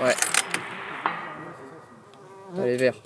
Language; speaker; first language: French; native; French